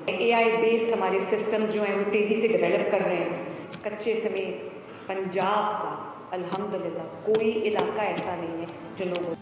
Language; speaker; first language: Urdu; native; Urdu